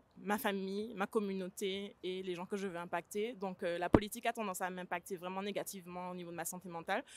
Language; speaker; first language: French; native; French